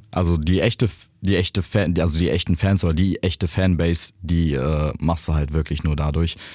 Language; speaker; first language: German; native; German